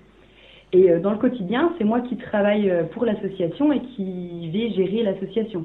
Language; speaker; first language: French; native; French